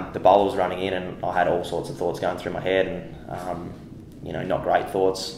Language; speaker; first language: English; native; English